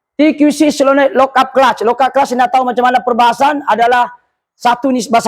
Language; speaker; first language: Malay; non-native, local second language; Buginese